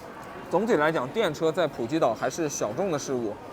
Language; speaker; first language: Chinese; native; Chinese